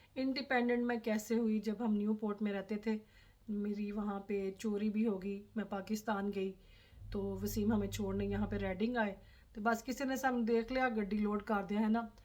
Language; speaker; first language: Urdu; non-native, local second language; Punjabi